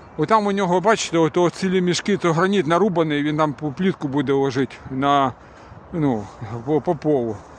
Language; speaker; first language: Ukrainian; non-native, local second language; Russian